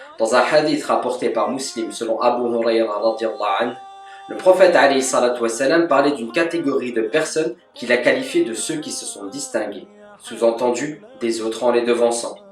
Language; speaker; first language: French; native; French